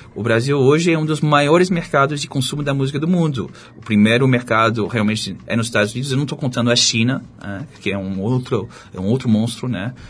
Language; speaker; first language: Portuguese; non-native, fluent; English